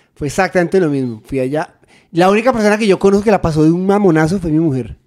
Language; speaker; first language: Spanish; native; Spanish